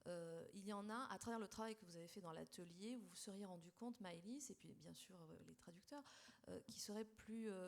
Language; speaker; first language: French; native; French